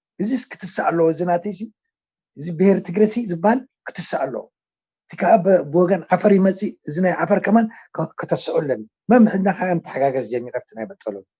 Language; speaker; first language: Tigrinya; non-native, local second language; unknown